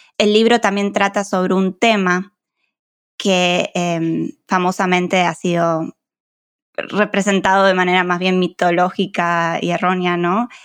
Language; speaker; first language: Spanish; native; Spanish